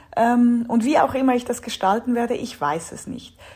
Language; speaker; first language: German; native; German